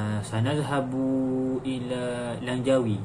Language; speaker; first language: Arabic; non-native, learner; Malay